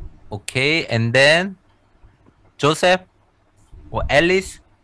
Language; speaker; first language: English; non-native, fluent; Korean